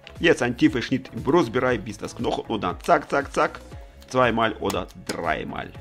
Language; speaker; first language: German; non-native, learner; Russian